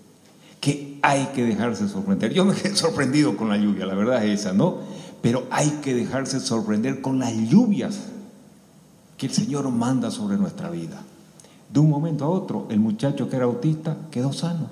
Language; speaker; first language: Spanish; native; Spanish